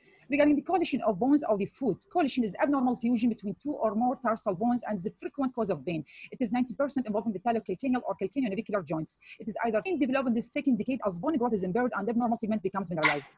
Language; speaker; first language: English; non-native, fluent; Arabic